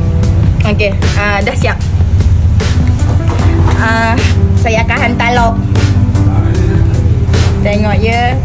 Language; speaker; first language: Malay; native; Malay